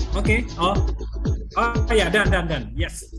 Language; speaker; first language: English; non-native, learner; Indonesian